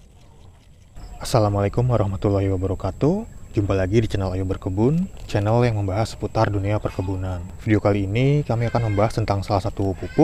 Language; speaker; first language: Indonesian; native; Indonesian